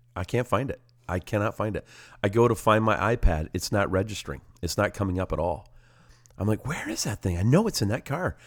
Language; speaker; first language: English; native; English